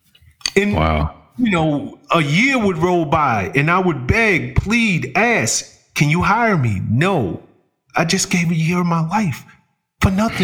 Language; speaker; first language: English; native; English